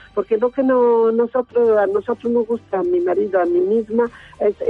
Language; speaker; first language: Spanish; non-native, learner; Italian